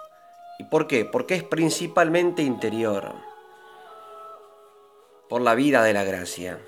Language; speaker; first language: Spanish; native; Spanish